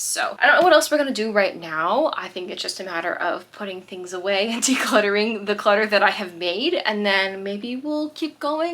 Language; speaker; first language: English; native; English